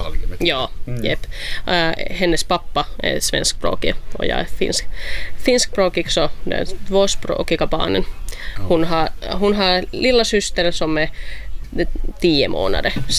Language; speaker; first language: Swedish; non-native, local second language; Finnish